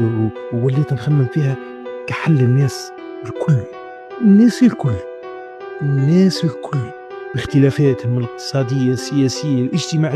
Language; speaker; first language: Arabic; native; Arabic